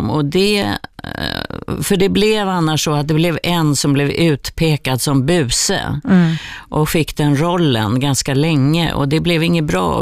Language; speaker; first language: Swedish; native; Swedish